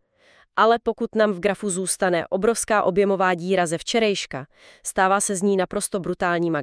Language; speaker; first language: Czech; native; Czech